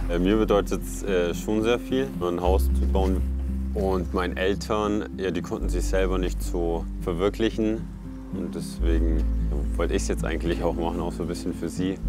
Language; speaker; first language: German; early bilingual, other home language; Polish